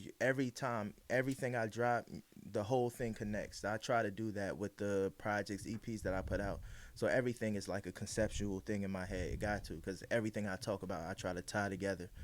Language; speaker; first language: English; native; English